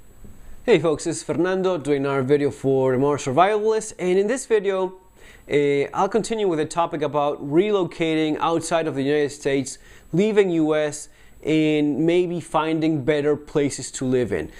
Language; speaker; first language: English; non-native, fluent; Spanish